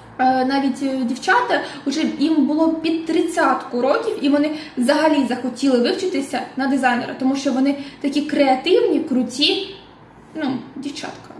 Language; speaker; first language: Ukrainian; non-native, local second language; Russian